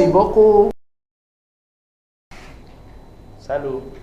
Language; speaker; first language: French; non-native, learner; Spanish